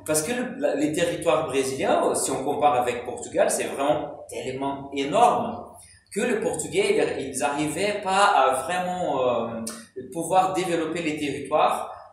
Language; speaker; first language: French; non-native, fluent; Portuguese